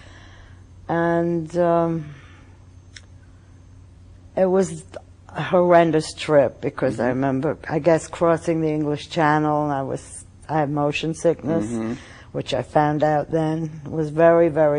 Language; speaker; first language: English; early bilingual, other home language; German